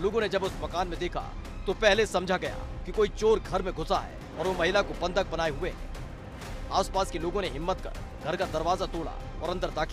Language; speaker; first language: Hindi; native; Hindi